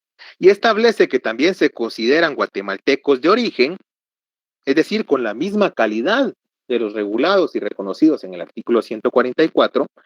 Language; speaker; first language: Spanish; native; Spanish